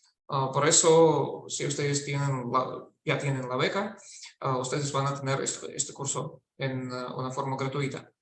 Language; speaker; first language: Spanish; non-native, fluent; Russian